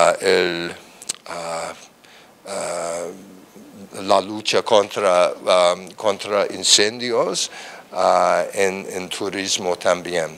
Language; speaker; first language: Spanish; non-native, learner; English